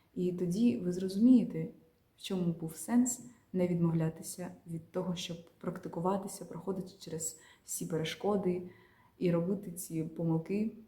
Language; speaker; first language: Ukrainian; non-native, local second language; Russian